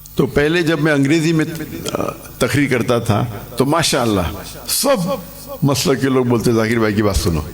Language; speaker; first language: Urdu; non-native, local second language; English